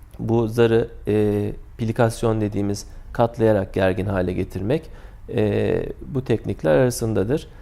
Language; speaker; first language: Turkish; native; Turkish